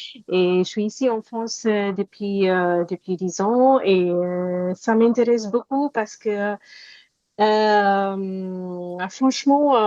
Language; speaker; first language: French; non-native, learner; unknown